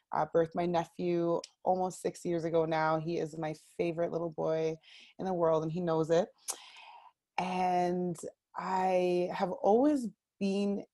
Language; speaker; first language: English; native; English